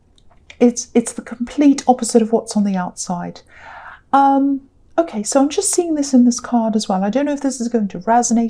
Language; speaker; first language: English; native; English